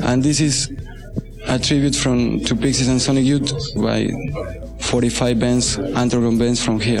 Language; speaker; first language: English; non-native, learner; Spanish